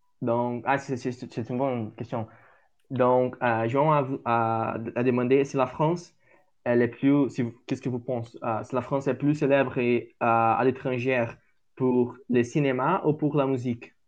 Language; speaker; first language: French; non-native, learner; Portuguese